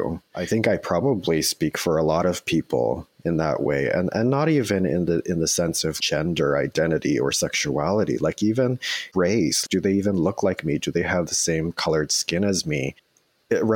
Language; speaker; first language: English; native; English